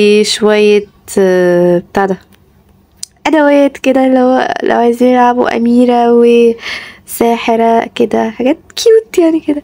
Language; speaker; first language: Arabic; native; Arabic